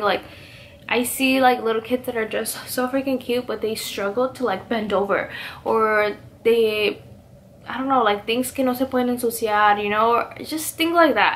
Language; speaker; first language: English; early bilingual, other home language; Spanish